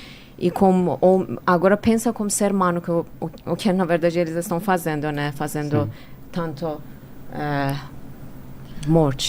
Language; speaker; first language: Portuguese; non-native, fluent; Persian